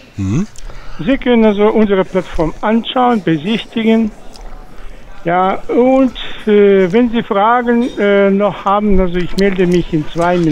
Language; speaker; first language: German; non-native, fluent; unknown